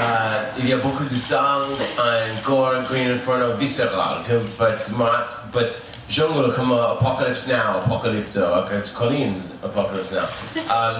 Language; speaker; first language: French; non-native, learner; English